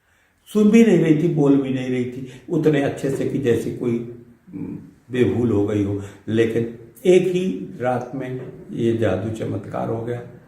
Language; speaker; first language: Hindi; native; Hindi